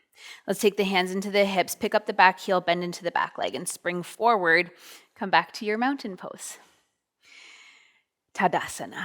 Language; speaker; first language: English; native; English